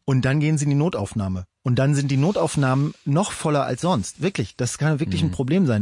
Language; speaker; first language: German; native; German